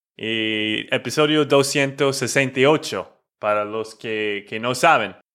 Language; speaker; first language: Spanish; non-native, fluent; English